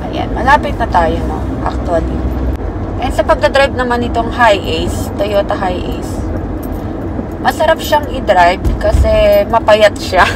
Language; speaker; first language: Filipino; native; Filipino